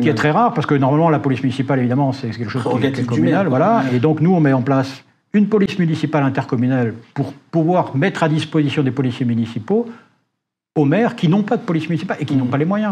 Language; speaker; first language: French; native; French